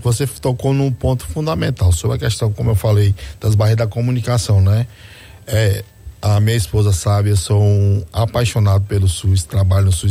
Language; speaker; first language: Portuguese; native; Portuguese